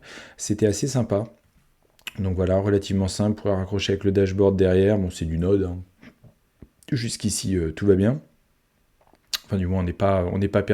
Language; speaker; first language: French; native; French